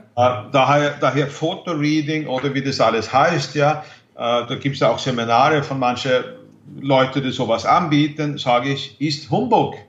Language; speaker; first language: German; non-native, fluent; Swedish